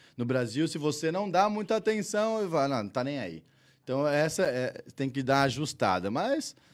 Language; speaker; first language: Portuguese; early bilingual, heritage; Portuguese